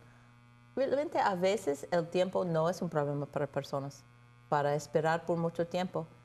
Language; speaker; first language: Spanish; non-native, fluent; English